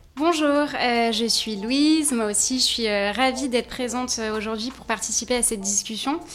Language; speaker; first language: French; native; French